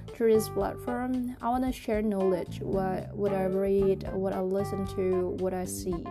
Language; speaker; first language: English; non-native, learner; Indonesian